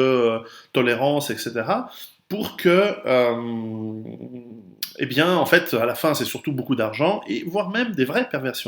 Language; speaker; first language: French; native; French